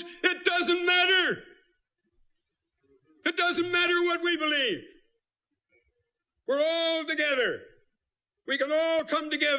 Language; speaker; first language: English; native; English